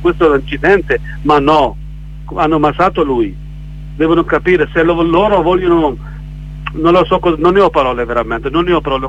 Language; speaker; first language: Italian; non-native, learner; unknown